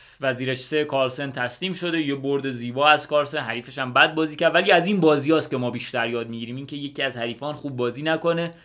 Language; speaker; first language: Persian; native; Persian